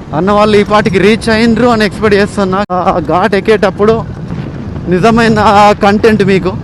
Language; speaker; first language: Telugu; non-native, local second language; Gondi